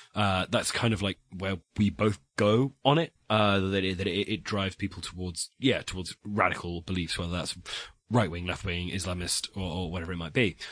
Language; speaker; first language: English; native; English